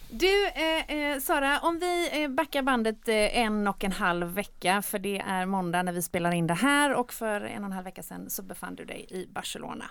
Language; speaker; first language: Swedish; native; Swedish